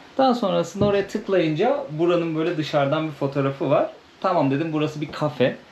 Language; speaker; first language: Turkish; native; Turkish